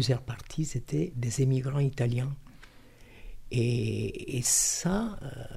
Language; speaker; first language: French; non-native, fluent; Italian